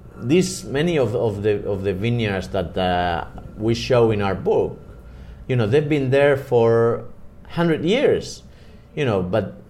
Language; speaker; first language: English; non-native, fluent; Spanish